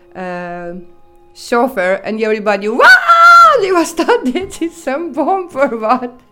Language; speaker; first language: English; non-native, learner; Ukrainian